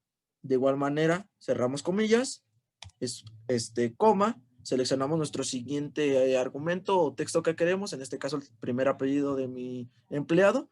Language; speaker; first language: Spanish; native; Spanish